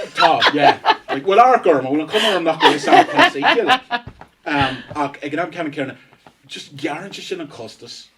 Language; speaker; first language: Irish; non-native, local second language; English